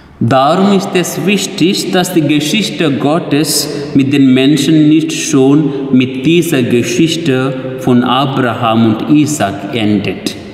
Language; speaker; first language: German; non-native, fluent; Telugu